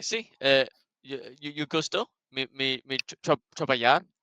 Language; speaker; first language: Portuguese; non-native, learner; English